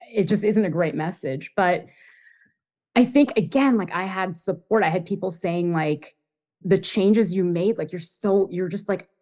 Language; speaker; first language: English; native; English